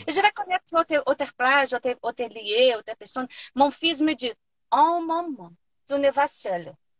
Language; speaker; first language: French; non-native, learner; Portuguese